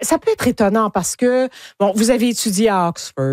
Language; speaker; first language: French; native; French